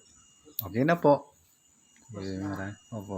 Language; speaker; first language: Filipino; native; Filipino